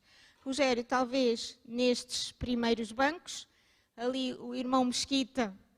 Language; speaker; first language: Portuguese; native; Portuguese